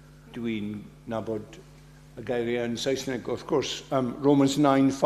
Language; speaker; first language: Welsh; non-native, fluent; English